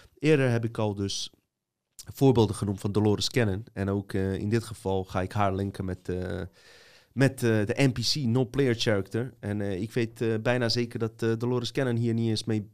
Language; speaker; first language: Dutch; native; Dutch